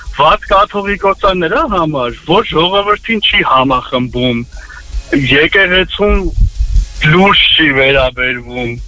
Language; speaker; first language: Armenian; native; Armenian